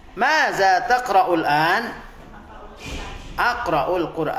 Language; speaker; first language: Arabic; non-native, fluent; Indonesian